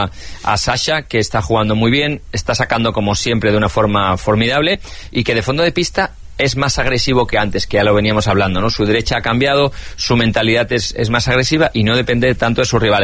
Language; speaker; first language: Spanish; native; Spanish